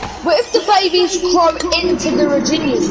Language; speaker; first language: English; native; English